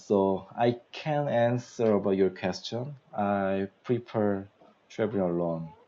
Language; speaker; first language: English; non-native, learner; Korean